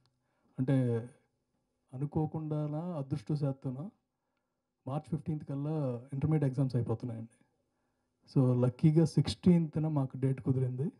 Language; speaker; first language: Telugu; native; Telugu